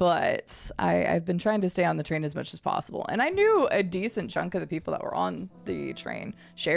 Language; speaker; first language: English; native; English